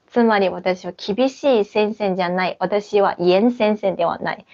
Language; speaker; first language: Japanese; non-native, fluent; Chinese